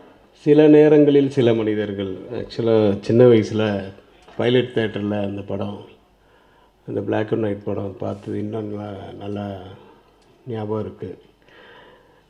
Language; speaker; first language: Tamil; native; Tamil